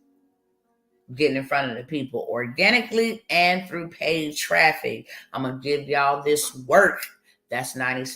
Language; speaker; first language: English; native; English